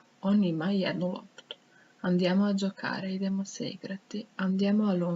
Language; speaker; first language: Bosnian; early bilingual, heritage; Croatian